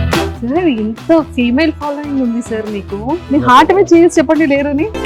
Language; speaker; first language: Telugu; native; Telugu